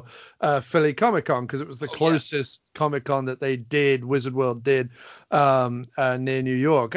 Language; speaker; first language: English; native; English